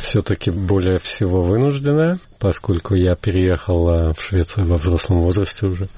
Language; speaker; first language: Russian; native; Russian